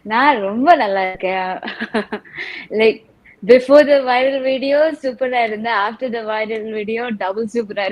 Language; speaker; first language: Tamil; non-native, local second language; Telugu